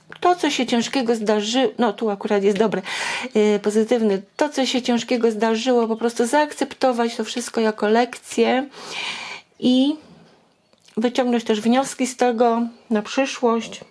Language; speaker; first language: Polish; native; Polish